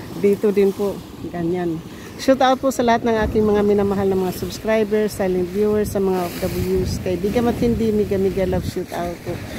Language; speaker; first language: Filipino; non-native, local second language; Cebuano